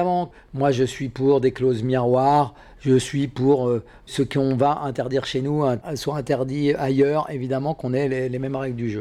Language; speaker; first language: French; native; French